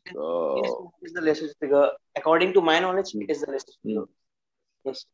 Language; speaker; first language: English; non-native, local second language; Hindi